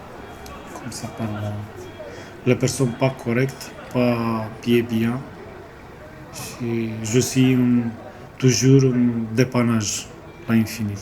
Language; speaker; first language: French; non-native, learner; Romanian